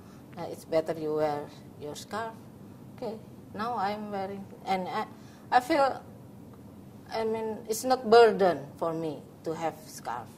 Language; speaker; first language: English; non-native, learner; Indonesian